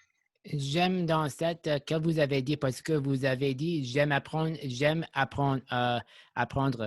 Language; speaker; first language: French; non-native, local second language; English